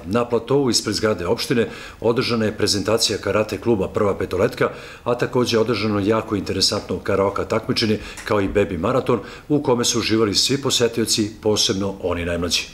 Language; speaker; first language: Serbian; native; Serbian